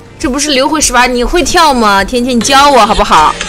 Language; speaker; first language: Chinese; native; Chinese